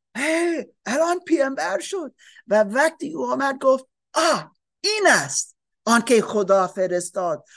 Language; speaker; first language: Persian; non-native, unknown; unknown